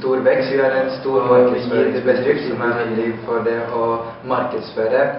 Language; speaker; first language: Norwegian; non-native, fluent; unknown